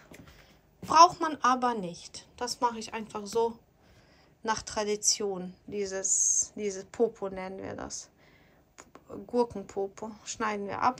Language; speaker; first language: German; non-native, fluent; Ukrainian